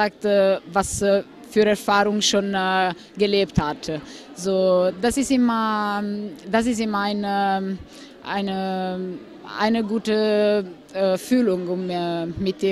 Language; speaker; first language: German; non-native, fluent; Italian